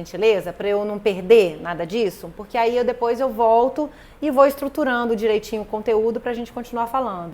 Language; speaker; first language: Portuguese; native; Portuguese